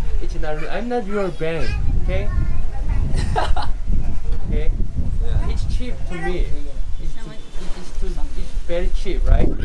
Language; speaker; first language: English; non-native, learner; Korean